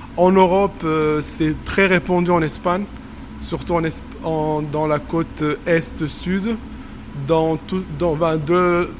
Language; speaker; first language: French; non-native, local second language; Arabic